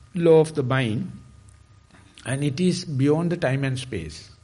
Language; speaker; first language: English; non-native, fluent; Sinhala